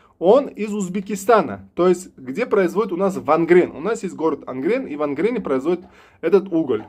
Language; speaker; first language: Russian; non-native, local second language; Uzbek